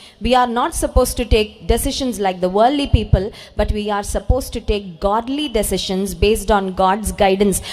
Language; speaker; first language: English; non-native, local second language; Telugu